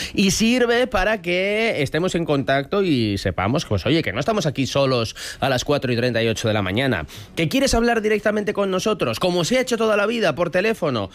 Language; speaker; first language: Spanish; native; Spanish